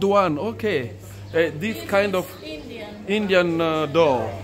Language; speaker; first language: English; non-native, learner; Lingala